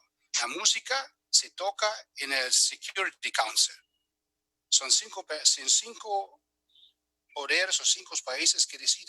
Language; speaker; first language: Spanish; non-native, fluent; German